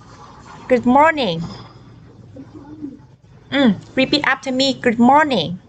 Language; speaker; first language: English; non-native, learner; Vietnamese